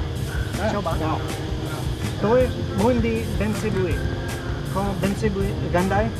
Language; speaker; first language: Vietnamese; non-native, learner; Korean